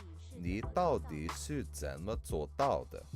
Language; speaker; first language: Chinese; non-native, learner; English